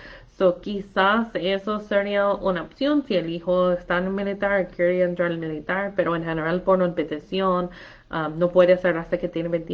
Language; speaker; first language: Spanish; non-native, fluent; English